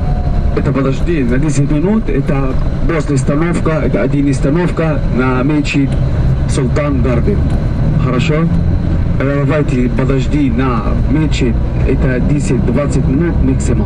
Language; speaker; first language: Russian; non-native, learner; Arabic